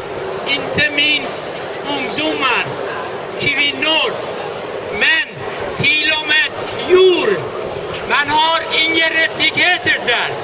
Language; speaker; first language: Swedish; non-native, fluent; Persian